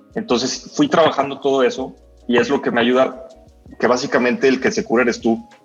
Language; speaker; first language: Spanish; native; Spanish